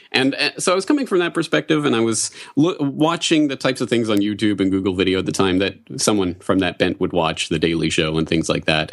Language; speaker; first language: English; native; English